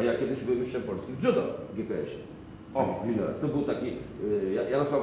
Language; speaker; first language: Polish; native; Polish